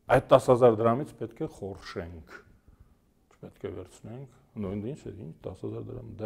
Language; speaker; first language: Armenian; native; Armenian